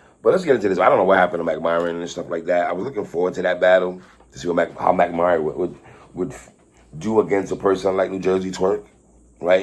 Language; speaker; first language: English; native; English